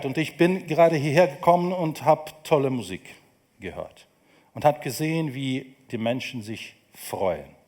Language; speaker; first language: German; non-native, fluent; Ukrainian